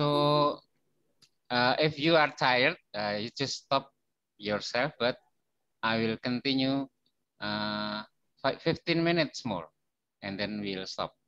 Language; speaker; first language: English; non-native, fluent; Indonesian